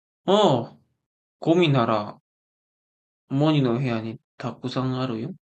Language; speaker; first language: Japanese; non-native, learner; Korean